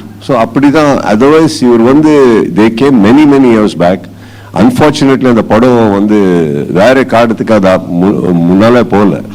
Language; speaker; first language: Tamil; non-native, fluent; Kannada